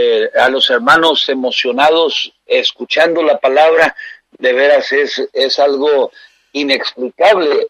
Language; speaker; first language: Spanish; native; Spanish